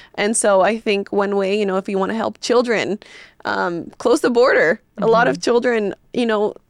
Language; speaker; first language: English; early bilingual, other home language; Spanish